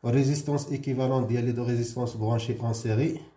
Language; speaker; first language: French; non-native, local second language; Arabic